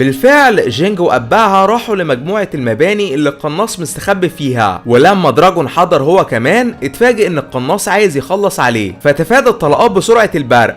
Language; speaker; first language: Arabic; native; Arabic